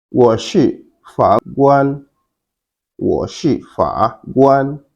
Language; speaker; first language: Chinese; non-native, fluent; Wolof